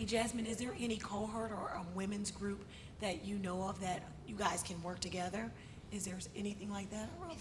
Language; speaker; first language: English; native; English